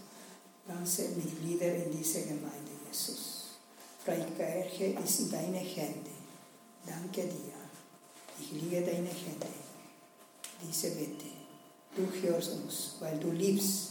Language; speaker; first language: German; non-native, learner; Spanish